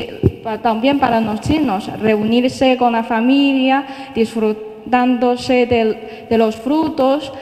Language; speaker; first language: Spanish; non-native, fluent; Chinese